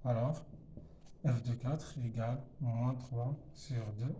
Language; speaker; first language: French; non-native, local second language; Arabic